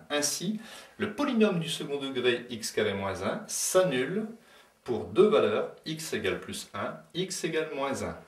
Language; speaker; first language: French; native; French